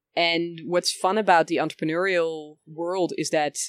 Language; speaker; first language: English; early bilingual, other home language; Dutch